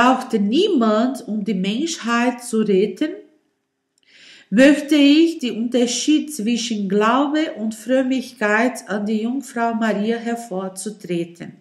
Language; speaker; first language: German; non-native, learner; Portuguese